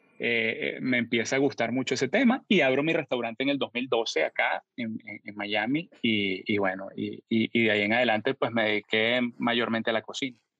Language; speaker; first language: Spanish; native; Spanish